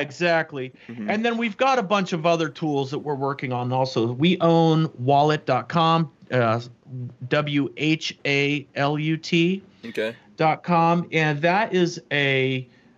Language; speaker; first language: English; native; English